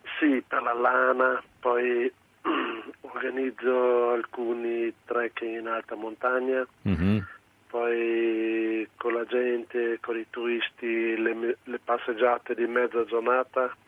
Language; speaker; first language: Italian; non-native, local second language; German